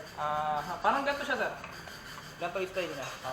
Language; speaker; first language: Filipino; native; Filipino